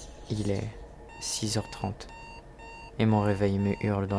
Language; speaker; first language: French; native; French